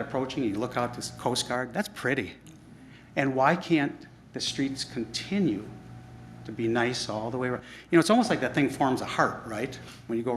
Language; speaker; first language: English; native; English